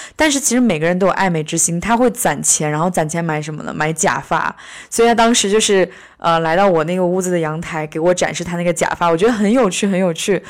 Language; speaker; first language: Chinese; native; Chinese